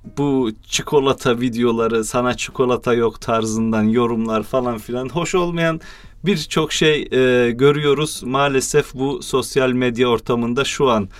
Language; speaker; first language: Turkish; early bilingual, heritage; Turkish